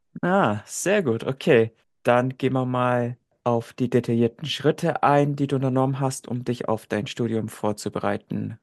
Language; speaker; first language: German; native; German